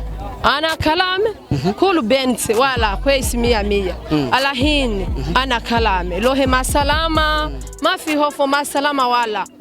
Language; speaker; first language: Arabic; non-native, learner; Rundi